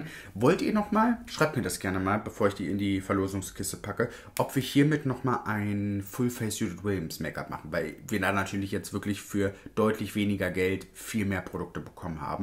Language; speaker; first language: German; native; German